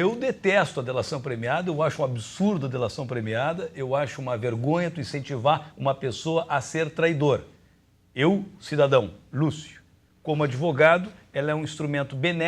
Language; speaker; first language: Portuguese; native; Portuguese